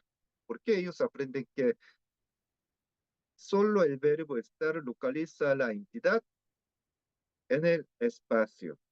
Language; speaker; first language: Spanish; non-native, fluent; Korean